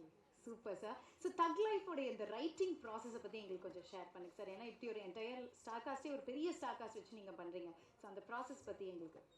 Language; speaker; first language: Tamil; native; Tamil